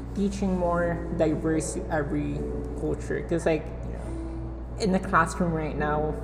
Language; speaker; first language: English; early bilingual, other home language; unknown